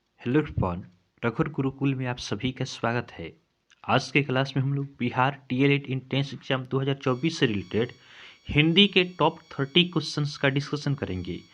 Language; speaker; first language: Hindi; native; Hindi